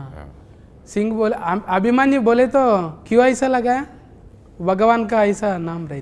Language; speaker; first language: Hindi; non-native, local second language; Telugu